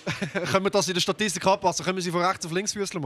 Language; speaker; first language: German; native; German